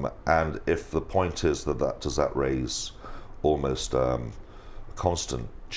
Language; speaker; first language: English; native; English